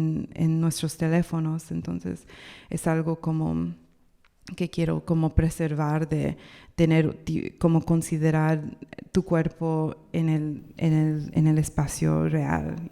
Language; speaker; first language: Spanish; non-native, learner; English